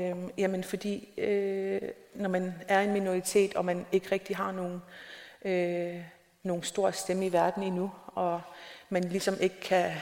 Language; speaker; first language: Danish; non-native, local second language; Kalaallisut